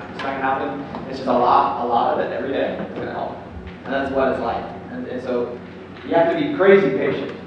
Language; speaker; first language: English; native; English